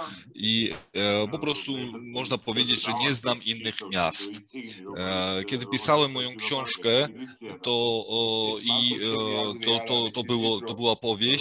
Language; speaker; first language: Polish; non-native, fluent; Georgian